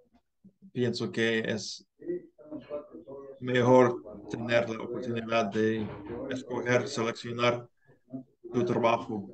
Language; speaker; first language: Spanish; non-native, learner; English